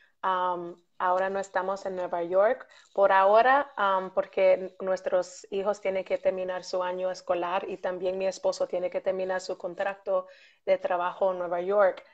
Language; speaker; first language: Spanish; early bilingual, other home language; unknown